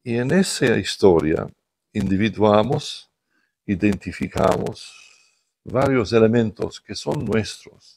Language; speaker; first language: Spanish; non-native, fluent; English